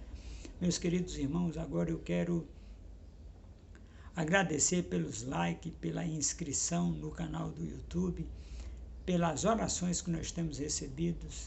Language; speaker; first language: Portuguese; native; Portuguese